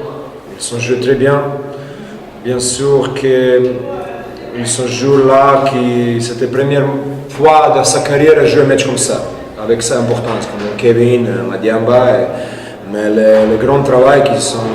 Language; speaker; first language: French; non-native, fluent; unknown